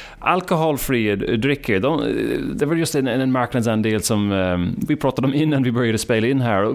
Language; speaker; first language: Swedish; non-native, fluent; English